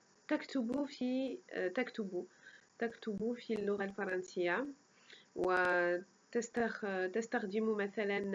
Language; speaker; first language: Arabic; non-native, fluent; French